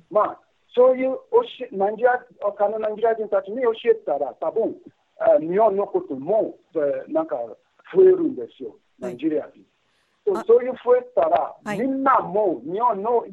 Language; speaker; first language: Japanese; non-native, fluent; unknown